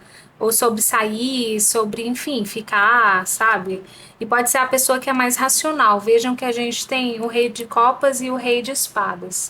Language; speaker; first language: Portuguese; native; Portuguese